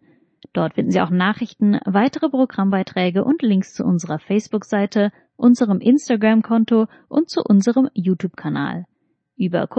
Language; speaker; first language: German; native; German